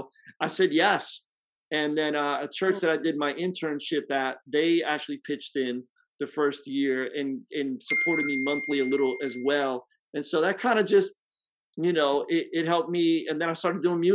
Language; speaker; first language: English; native; English